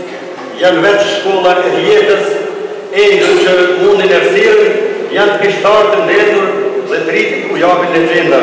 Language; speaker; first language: Albanian; native; Albanian